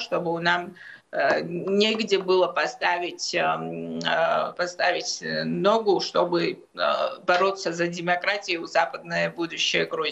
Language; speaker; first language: Russian; non-native, local second language; Georgian